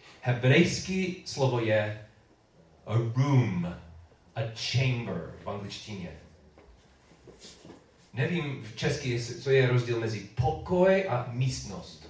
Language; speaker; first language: Czech; non-native, learner; English